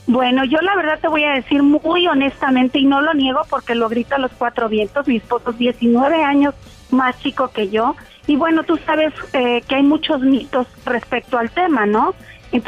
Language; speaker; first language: Spanish; native; Spanish